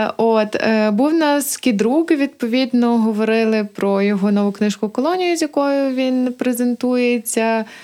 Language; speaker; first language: Ukrainian; native; Ukrainian